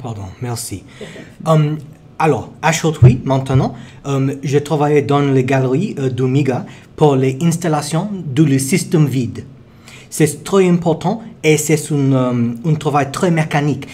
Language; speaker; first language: French; non-native, learner; English